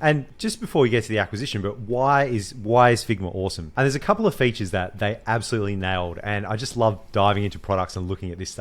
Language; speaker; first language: English; native; English